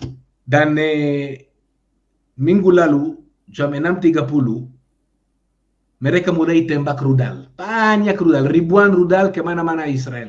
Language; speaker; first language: Indonesian; non-native, fluent; Hebrew